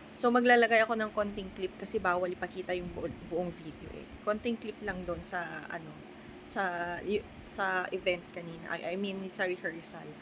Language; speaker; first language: Filipino; non-native, local second language; Iloko